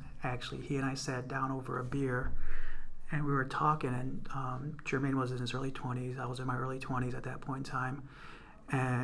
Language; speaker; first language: English; native; English